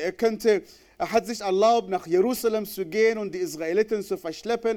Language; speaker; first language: German; non-native, fluent; Arabic